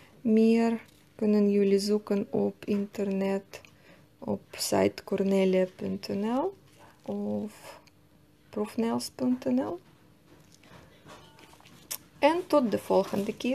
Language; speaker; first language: Dutch; non-native, learner; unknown